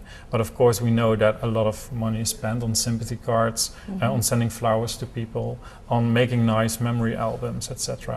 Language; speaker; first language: English; non-native, fluent; Dutch